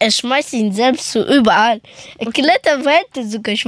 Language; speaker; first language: German; early bilingual, other home language; Persian